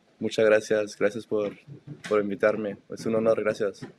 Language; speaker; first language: Spanish; early bilingual, heritage; Spanish